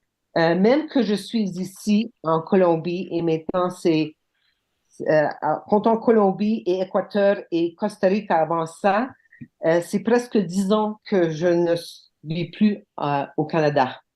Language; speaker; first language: French; non-native, local second language; English